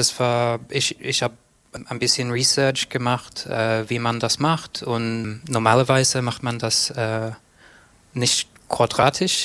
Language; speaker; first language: German; non-native, fluent; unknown